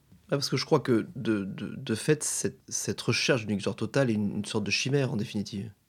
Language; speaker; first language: French; native; French